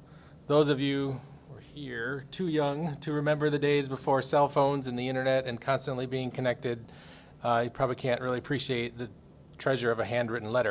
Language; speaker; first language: English; native; English